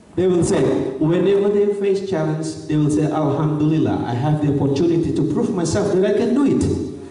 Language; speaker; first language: English; non-native, fluent; Indonesian